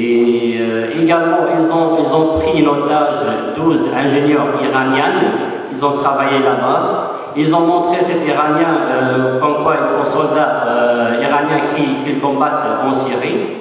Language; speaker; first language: French; non-native, fluent; Arabic